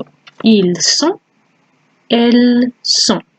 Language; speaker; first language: French; non-native, fluent; English